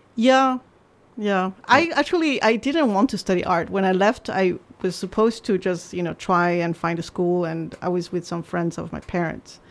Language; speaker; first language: English; non-native, fluent; Chinese